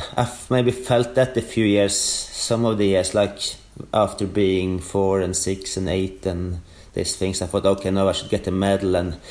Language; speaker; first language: English; non-native, fluent; Norwegian